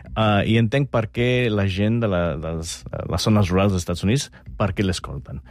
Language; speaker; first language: Catalan; non-native, fluent; English